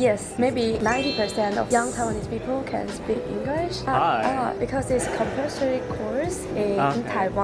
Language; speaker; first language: English; non-native, fluent; Chinese